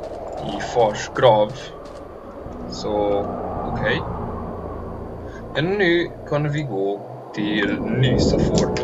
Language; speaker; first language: Swedish; non-native, learner; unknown